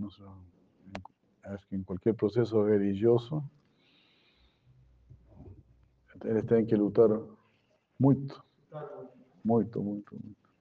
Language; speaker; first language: Portuguese; non-native, fluent; Spanish